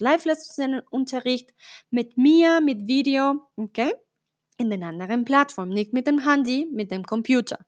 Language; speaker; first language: German; non-native, learner; Spanish